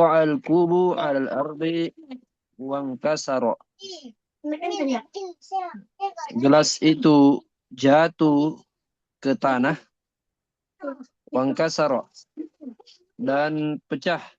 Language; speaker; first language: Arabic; non-native, learner; Indonesian